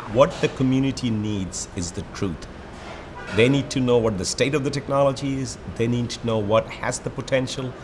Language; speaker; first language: English; non-native, local second language; Bangla